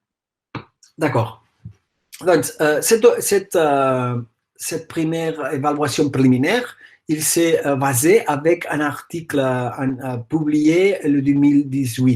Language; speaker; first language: French; non-native, fluent; Catalan